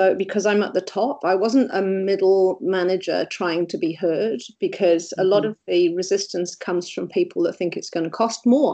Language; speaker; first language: English; native; English